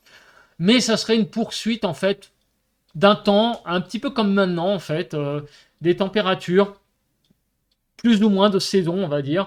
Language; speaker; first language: French; native; French